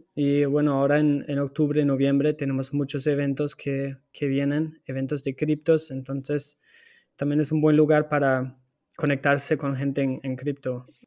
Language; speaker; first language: Spanish; non-native, fluent; German